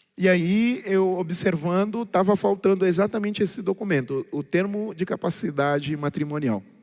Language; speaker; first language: Portuguese; non-native, local second language; Kabuverdianu